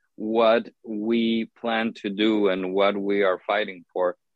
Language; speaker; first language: English; non-native, fluent; Spanish